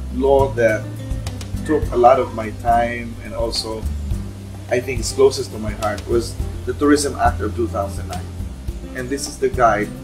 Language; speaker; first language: English; non-native, local second language; Cebuano